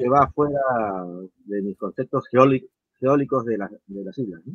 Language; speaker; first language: Spanish; native; Spanish